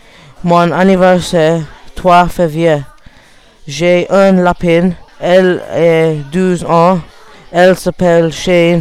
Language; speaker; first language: French; non-native, learner; English